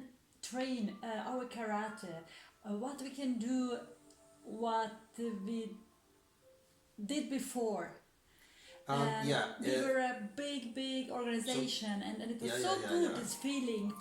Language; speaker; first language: English; non-native, learner; Hungarian